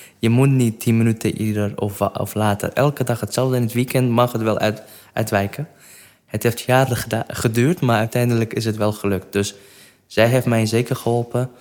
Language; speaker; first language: Dutch; non-native, fluent; Kurdish